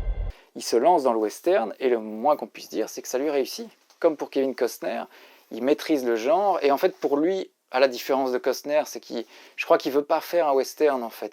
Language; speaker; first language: French; native; French